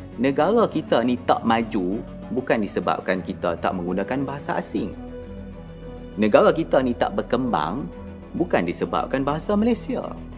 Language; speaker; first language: Malay; native; Malay